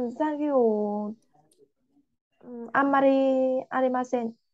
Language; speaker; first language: Japanese; non-native, learner; Vietnamese